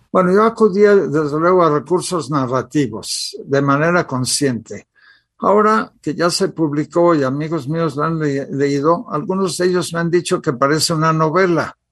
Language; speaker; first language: Spanish; early bilingual, other home language; Catalan